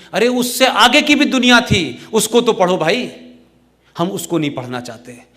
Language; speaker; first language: Hindi; native; Hindi